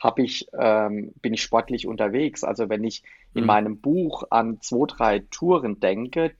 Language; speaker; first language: German; native; German